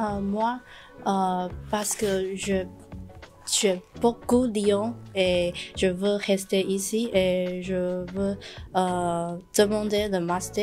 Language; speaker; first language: French; non-native, learner; Chinese